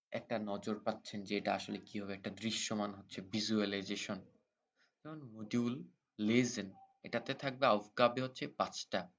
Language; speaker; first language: Bangla; native; Bangla